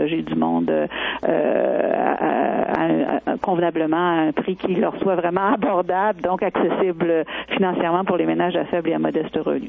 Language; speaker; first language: French; native; French